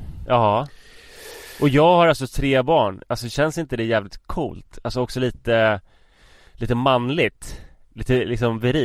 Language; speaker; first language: Swedish; native; Swedish